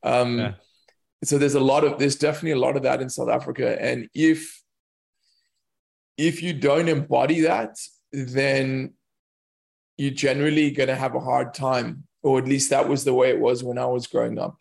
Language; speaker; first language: English; native; English